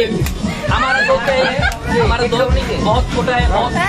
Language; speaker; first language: Hindi; non-native, learner; Bangla